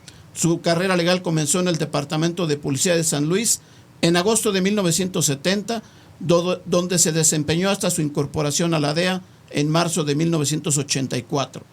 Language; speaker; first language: Spanish; native; Spanish